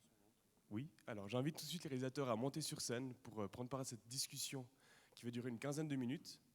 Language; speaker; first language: French; native; French